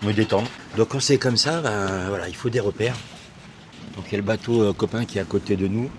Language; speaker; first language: French; native; French